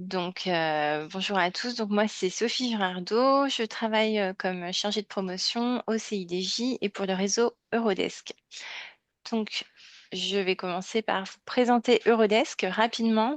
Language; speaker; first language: French; native; French